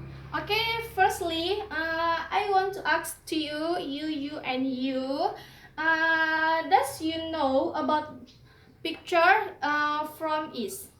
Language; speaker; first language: English; non-native, learner; Indonesian